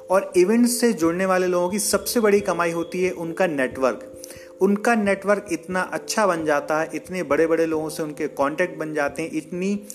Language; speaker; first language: Hindi; native; Hindi